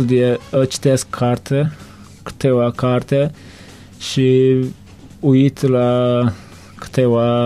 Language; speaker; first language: Romanian; non-native, learner; Turkmen